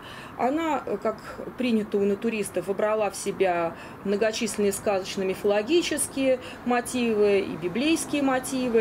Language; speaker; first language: Russian; native; Russian